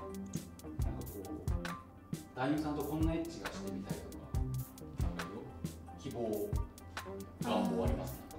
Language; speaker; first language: Japanese; native; Japanese